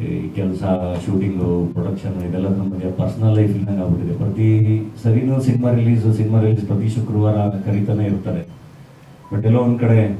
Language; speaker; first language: Kannada; native; Kannada